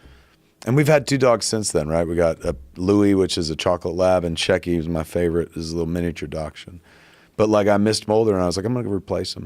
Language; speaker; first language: English; native; English